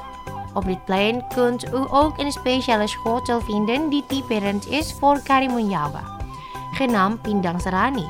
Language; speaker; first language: Dutch; non-native, fluent; Indonesian